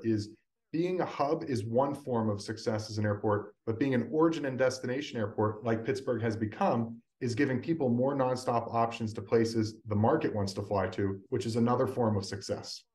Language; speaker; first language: English; native; English